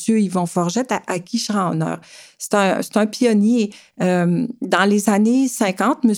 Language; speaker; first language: French; native; French